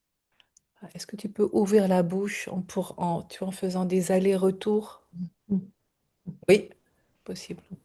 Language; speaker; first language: French; native; French